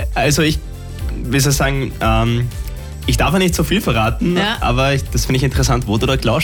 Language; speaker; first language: German; native; German